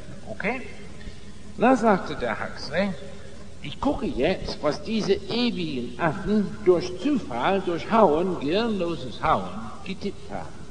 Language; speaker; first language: German; non-native, fluent; English